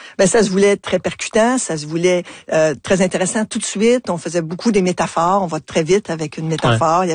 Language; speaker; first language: French; native; French